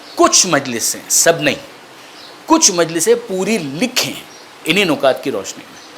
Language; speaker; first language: Urdu; non-native, local second language; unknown